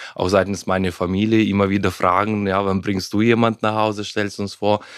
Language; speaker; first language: German; non-native, fluent; Ukrainian